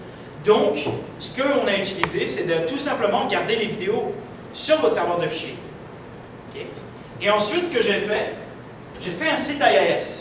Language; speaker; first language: French; native; French